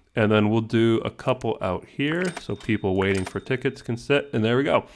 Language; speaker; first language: English; native; English